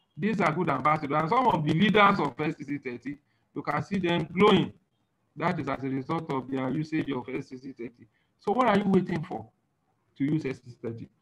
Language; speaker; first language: English; non-native, local second language; Yoruba